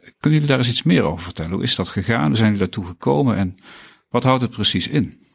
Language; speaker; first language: Dutch; native; Dutch